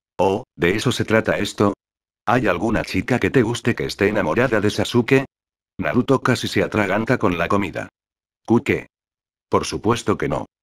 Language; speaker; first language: Spanish; native; Spanish